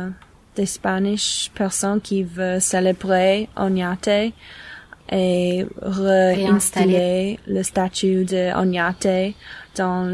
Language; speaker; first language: French; non-native, learner; English